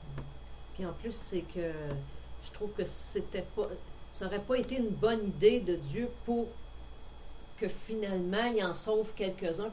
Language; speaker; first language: French; native; French